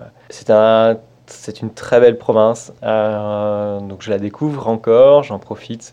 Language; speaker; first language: French; native; French